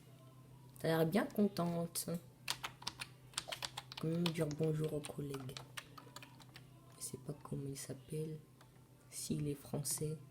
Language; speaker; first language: French; native; French